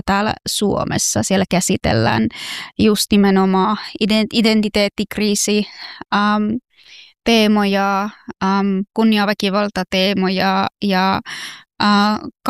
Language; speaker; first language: Finnish; non-native, fluent; Persian